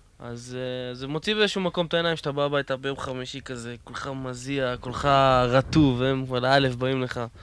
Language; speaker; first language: Hebrew; native; Hebrew